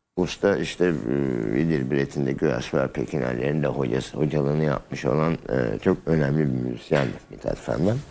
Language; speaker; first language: Turkish; native; Turkish